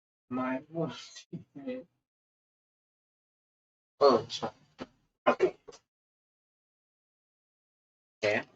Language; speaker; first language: English; non-native, learner; Indonesian